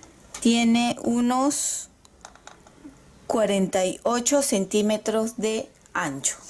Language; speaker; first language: Spanish; native; Spanish